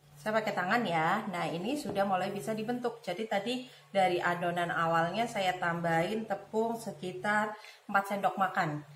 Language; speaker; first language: Indonesian; native; Indonesian